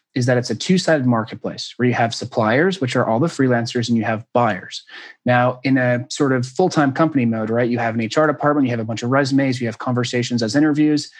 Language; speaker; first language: English; native; English